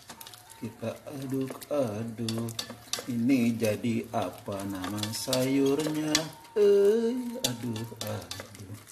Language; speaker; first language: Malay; non-native, local second language; Sundanese